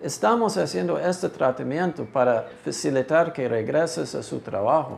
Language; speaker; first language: Spanish; non-native, fluent; English